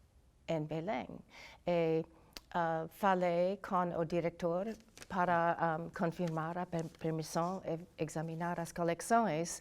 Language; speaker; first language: Portuguese; non-native, fluent; English